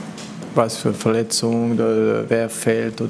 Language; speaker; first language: German; non-native, learner; French